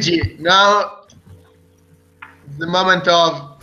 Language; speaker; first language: English; non-native, fluent; Italian